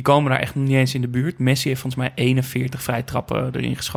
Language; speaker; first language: Dutch; native; Dutch